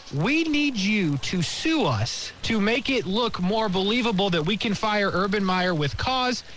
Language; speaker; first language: English; native; English